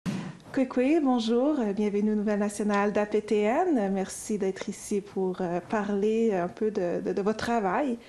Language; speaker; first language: French; native; French